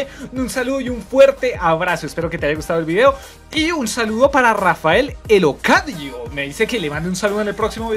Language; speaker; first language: Spanish; native; Spanish